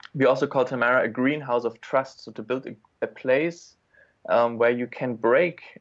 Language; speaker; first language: English; non-native, fluent; German